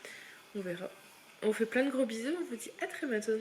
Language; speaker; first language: French; native; French